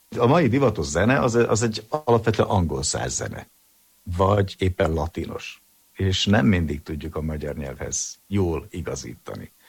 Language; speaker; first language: Hungarian; native; Hungarian